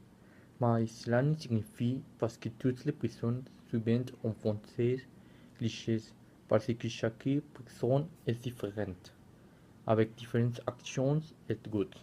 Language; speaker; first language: French; non-native, learner; Spanish